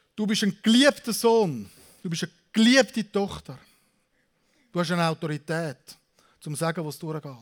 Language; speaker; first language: German; native; German